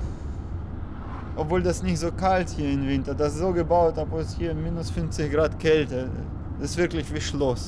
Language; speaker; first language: German; non-native, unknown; Russian